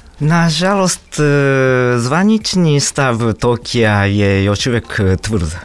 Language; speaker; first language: Serbian; non-native, fluent; Japanese